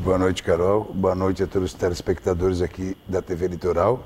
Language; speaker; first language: Portuguese; native; Portuguese